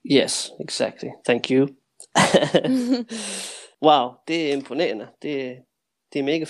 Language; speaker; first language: Danish; early bilingual, heritage; Danish